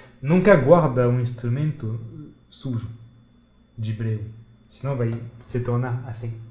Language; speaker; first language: Portuguese; non-native, fluent; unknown